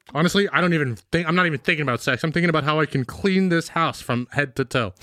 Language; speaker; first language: English; native; English